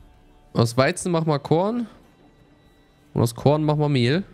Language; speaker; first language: German; native; German